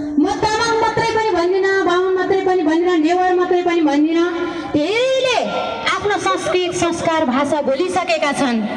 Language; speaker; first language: Nepali; native; Nepali